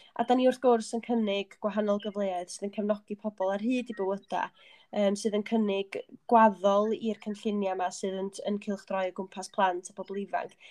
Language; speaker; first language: Welsh; native; Welsh